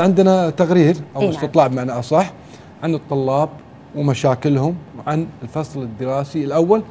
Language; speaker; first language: Arabic; native; Arabic